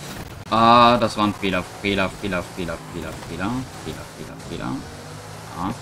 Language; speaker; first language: German; native; German